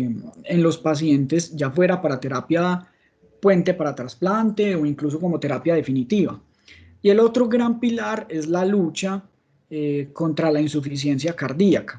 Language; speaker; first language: Spanish; native; Spanish